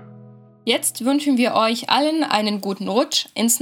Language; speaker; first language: German; native; German